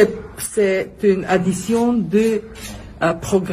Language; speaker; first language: French; non-native, learner; Bulgarian